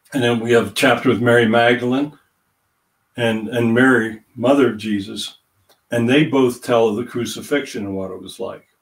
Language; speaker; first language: English; native; English